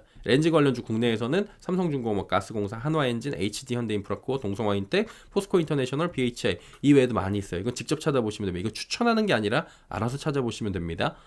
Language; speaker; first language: Korean; native; Korean